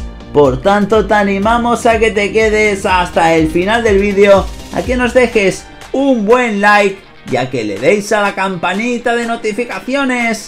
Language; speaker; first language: Spanish; native; Spanish